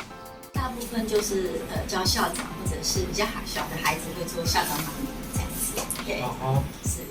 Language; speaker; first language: Chinese; non-native, local second language; Min Nan Chinese